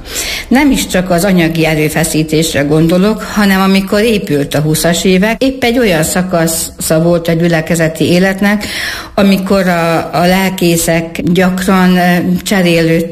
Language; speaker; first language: Hungarian; native; Hungarian